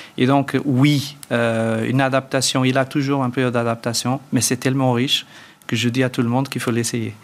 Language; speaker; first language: French; early bilingual, other home language; Portuguese